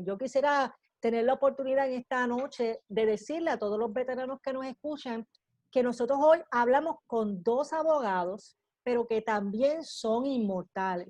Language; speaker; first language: Spanish; native; Spanish